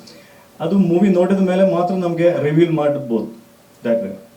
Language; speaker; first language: Kannada; non-native, local second language; Malayalam